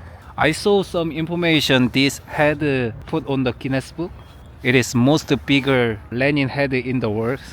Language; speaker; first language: English; non-native, learner; Korean